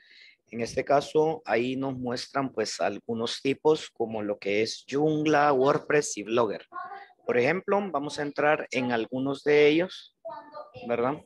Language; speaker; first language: Spanish; native; Spanish